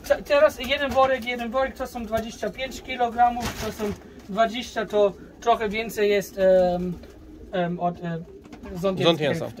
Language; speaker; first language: Polish; early bilingual, heritage; German